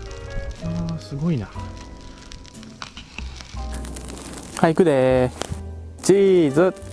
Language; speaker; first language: Japanese; native; Japanese